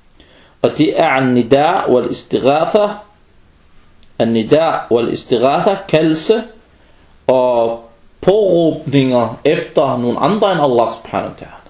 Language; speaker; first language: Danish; early bilingual, other home language; Arabic